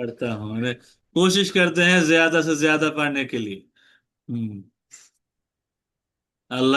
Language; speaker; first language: Hindi; non-native, fluent; Bangla